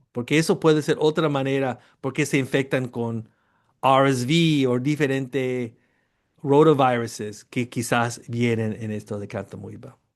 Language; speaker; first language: Spanish; early bilingual, heritage; Spanish